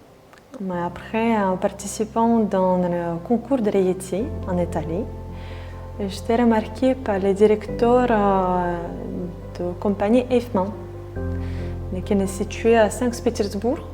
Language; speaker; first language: French; non-native, fluent; Russian